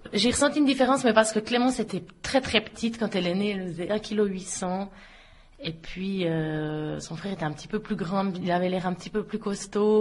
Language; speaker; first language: French; native; French